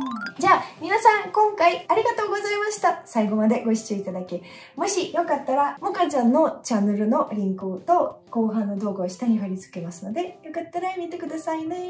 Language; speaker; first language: Japanese; non-native, fluent; Russian